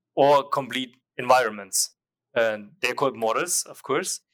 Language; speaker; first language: English; non-native, fluent; German